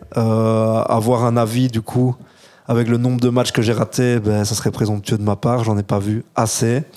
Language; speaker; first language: French; early bilingual, other home language; Italian